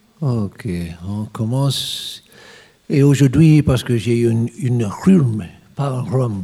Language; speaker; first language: French; non-native, learner; English